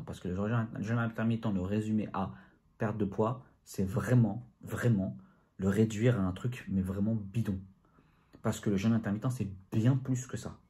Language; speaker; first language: French; native; French